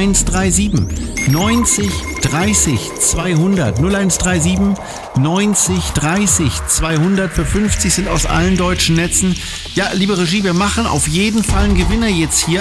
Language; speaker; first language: German; native; German